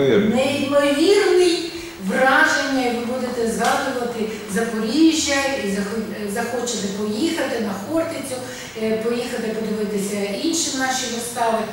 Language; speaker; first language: Ukrainian; non-native, local second language; Russian